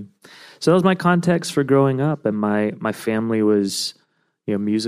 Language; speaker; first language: English; native; English